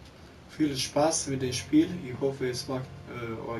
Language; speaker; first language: German; non-native, local second language; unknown